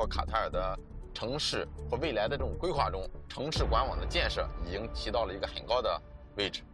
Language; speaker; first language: Chinese; native; Chinese